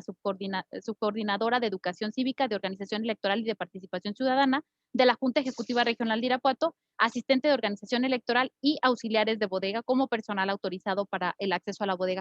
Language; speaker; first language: Spanish; native; Spanish